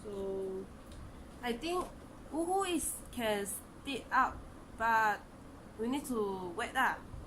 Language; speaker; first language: English; non-native, local second language; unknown